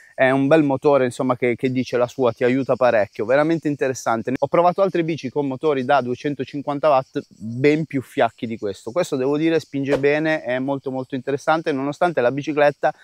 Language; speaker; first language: Italian; native; Italian